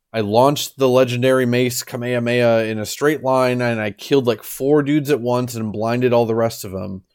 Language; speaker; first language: English; native; English